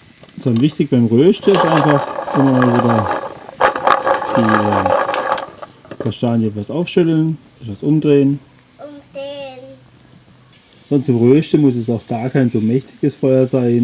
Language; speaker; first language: German; native; German